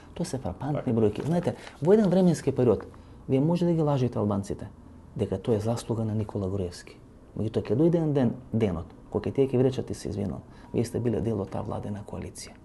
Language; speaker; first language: Macedonian; non-native, local second language; Albanian